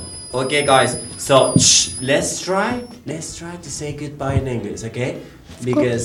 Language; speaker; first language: English; non-native, fluent; Spanish